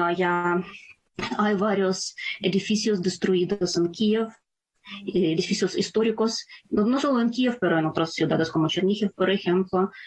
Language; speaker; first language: Spanish; non-native, fluent; Ukrainian